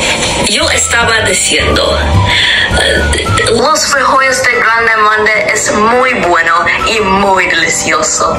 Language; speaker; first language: Spanish; non-native, learner; English